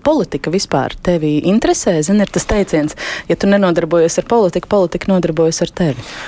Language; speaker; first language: Latvian; native; Latvian